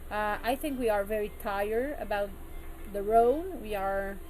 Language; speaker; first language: English; non-native, learner; French